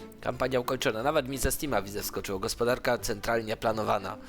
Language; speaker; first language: Polish; native; Polish